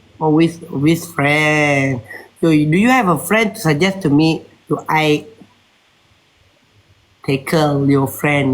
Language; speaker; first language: English; non-native, learner; Malay